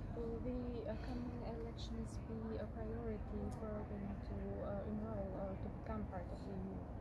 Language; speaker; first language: English; non-native, local second language; Albanian